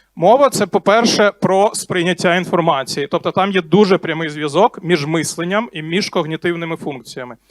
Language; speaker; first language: Ukrainian; non-native, local second language; Russian